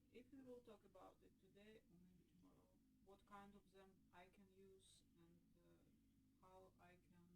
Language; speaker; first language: English; non-native, learner; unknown